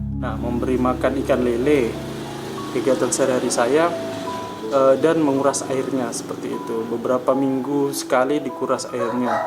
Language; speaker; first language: Indonesian; non-native, local second language; Javanese